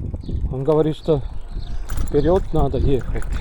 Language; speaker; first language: Russian; non-native, local second language; Estonian